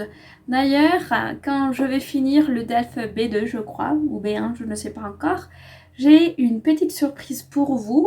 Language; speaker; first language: French; non-native, fluent; Spanish